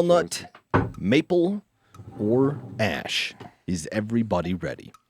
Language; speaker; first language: English; native; English